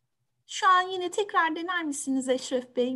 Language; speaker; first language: Turkish; native; Turkish